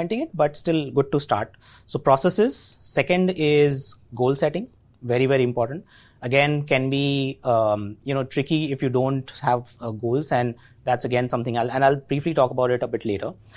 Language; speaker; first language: English; non-native, local second language; Gujarati